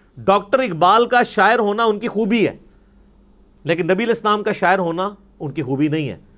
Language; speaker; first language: Urdu; non-native, local second language; Punjabi